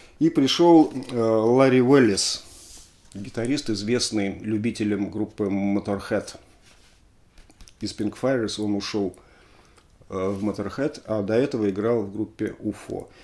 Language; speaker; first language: Russian; native; Russian